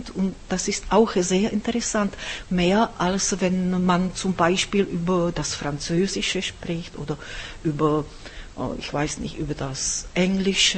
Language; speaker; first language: German; non-native, fluent; Czech